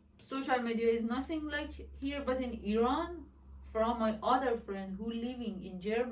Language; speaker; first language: English; non-native, learner; Persian